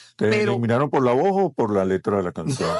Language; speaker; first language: Spanish; native; Spanish